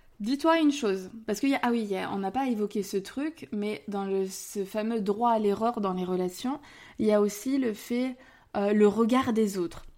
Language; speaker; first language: French; native; French